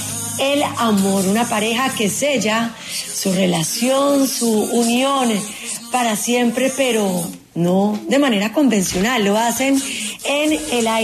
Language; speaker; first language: Spanish; native; Spanish